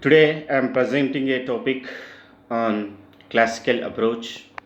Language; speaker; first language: English; non-native, local second language; Telugu